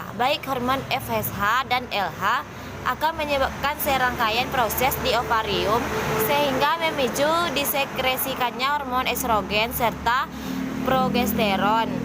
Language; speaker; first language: Indonesian; native; Indonesian